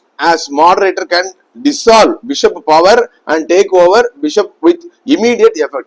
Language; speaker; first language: English; non-native, local second language; Tamil